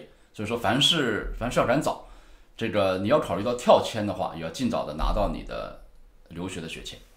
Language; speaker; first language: Chinese; native; Chinese